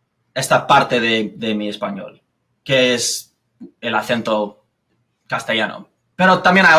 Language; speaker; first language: Spanish; non-native, fluent; English